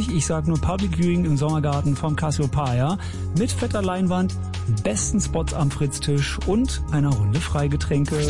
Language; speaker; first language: German; native; German